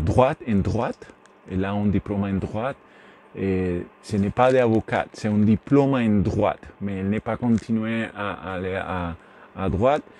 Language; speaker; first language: French; non-native, learner; Spanish